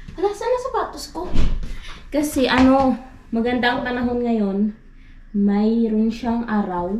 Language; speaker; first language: Filipino; non-native, local second language; Cebuano